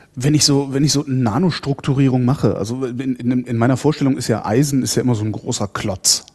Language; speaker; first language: German; native; German